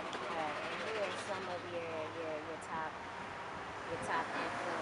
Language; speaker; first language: English; native; English